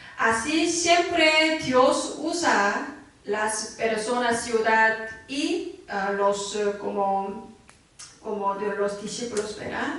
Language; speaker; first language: Spanish; non-native, learner; Korean